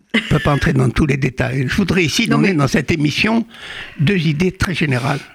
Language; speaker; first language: French; native; French